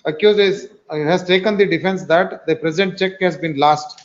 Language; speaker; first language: English; non-native, local second language; Kannada